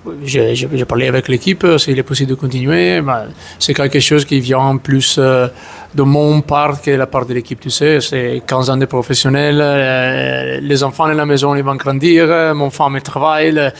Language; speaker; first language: French; non-native, learner; Italian